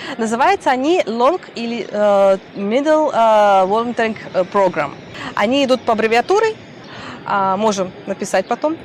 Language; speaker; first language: Russian; native; Russian